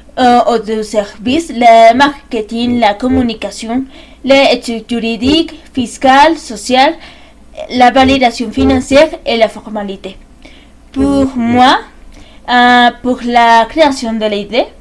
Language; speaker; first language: French; non-native, learner; Spanish